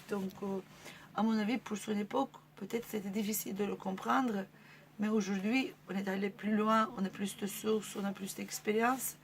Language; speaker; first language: French; non-native, fluent; Turkish